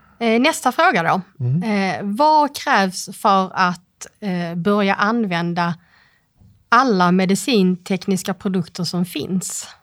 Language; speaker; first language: Swedish; native; Swedish